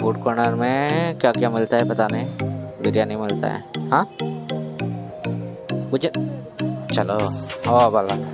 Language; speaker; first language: Hindi; non-native, local second language; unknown